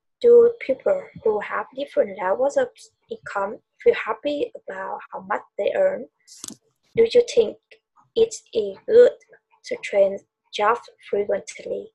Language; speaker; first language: English; non-native, learner; Vietnamese